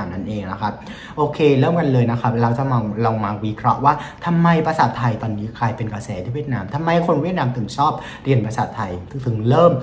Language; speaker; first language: Thai; non-native, fluent; Vietnamese